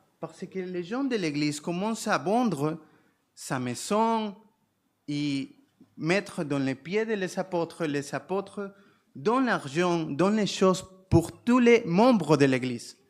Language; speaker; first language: French; non-native, fluent; Spanish